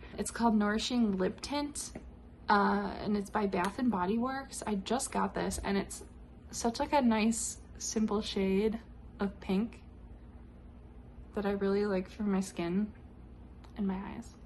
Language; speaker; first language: English; native; English